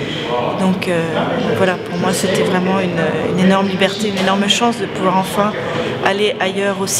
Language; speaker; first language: French; native; French